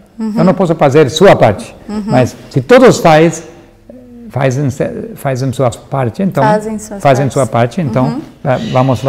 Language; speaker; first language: Portuguese; non-native, fluent; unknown